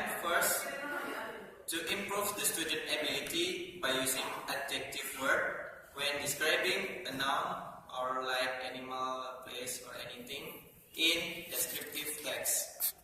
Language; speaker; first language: English; non-native, learner; Indonesian